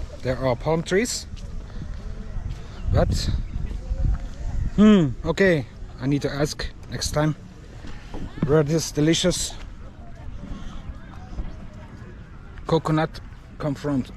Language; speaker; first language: English; non-native, fluent; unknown